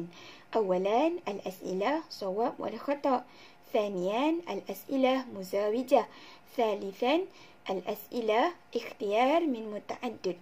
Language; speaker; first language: Arabic; non-native, learner; Malay